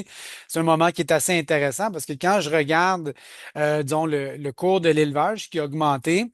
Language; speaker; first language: French; native; French